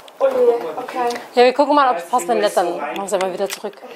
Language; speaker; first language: German; native; German